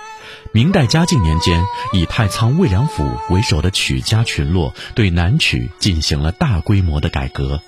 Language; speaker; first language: Chinese; native; Chinese